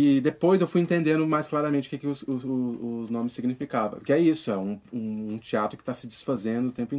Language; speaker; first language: Portuguese; native; Portuguese